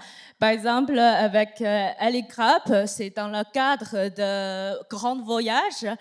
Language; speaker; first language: French; non-native, learner; Chinese